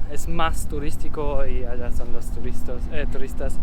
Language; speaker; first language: Spanish; non-native, learner; German